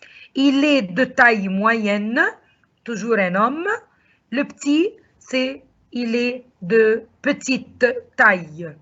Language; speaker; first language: French; non-native, fluent; Arabic